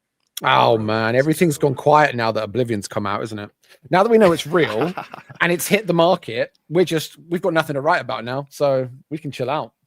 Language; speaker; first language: English; native; English